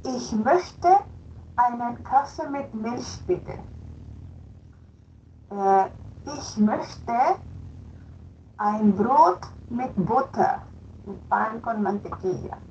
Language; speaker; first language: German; non-native, fluent; Spanish